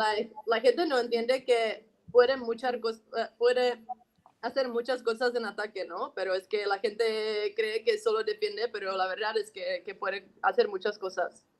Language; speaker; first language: Spanish; non-native, fluent; Czech